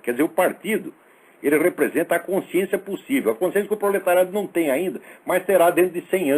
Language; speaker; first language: Portuguese; native; Portuguese